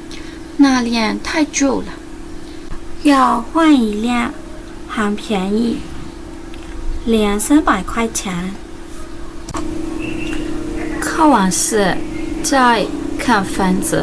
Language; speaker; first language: Chinese; non-native, fluent; Burmese